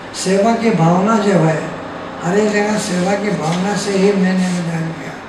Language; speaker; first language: Hindi; native; Hindi